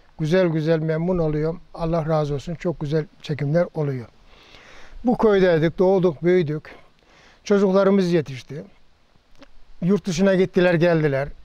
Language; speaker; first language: Turkish; native; Turkish